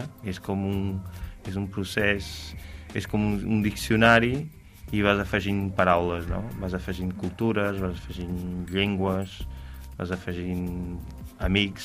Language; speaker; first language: Catalan; non-native, fluent; Portuguese